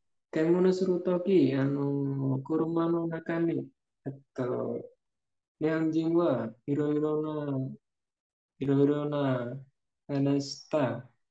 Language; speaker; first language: Japanese; non-native, learner; Javanese